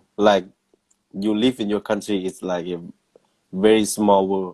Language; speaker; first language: English; non-native, learner; Thai